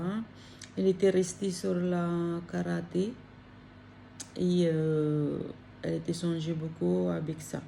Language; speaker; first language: French; non-native, learner; Filipino